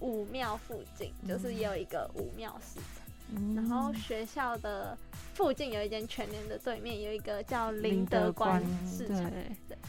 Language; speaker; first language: Chinese; native; Chinese